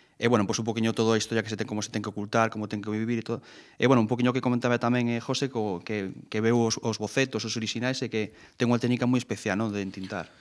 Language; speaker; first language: Galician; non-native, local second language; Spanish